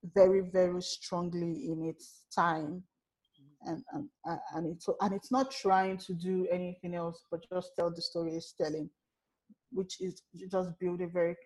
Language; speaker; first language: English; non-native, local second language; Yoruba